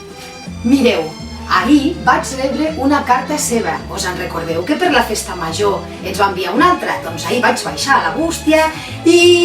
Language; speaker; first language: Catalan; native; Catalan